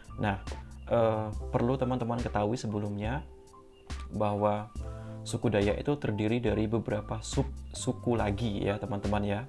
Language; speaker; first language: Indonesian; non-native, local second language; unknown